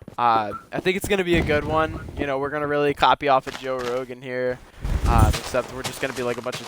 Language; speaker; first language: English; native; English